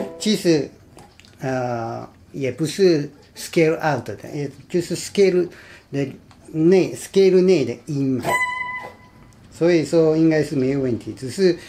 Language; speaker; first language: Chinese; non-native, fluent; Japanese